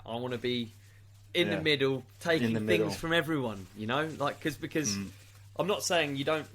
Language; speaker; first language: English; native; English